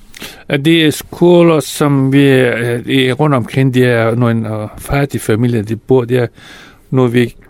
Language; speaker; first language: Danish; non-native, fluent; Persian